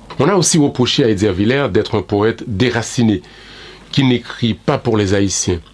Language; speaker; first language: French; non-native, local second language; Haitian Creole